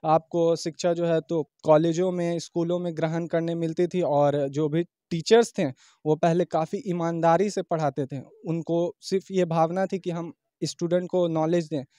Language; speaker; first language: Hindi; native; Hindi